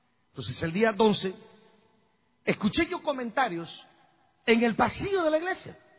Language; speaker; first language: Spanish; native; Spanish